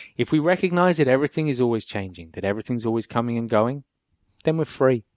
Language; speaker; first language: English; native; English